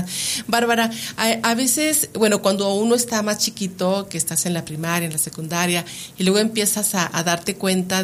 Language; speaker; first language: Spanish; native; Spanish